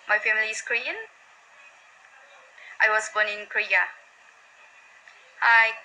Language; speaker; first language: English; non-native, learner; Korean